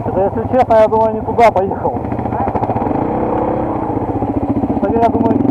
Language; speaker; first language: Russian; native; Russian